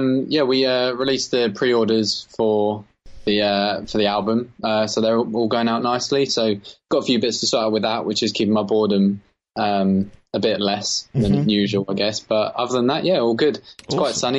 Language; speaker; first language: English; native; English